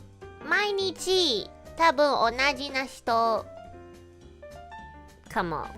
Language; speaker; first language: Japanese; non-native, learner; English